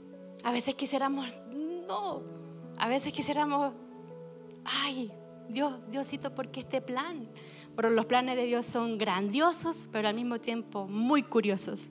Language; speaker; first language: Spanish; native; Spanish